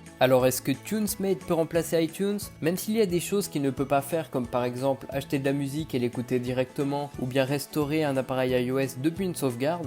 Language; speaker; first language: French; native; French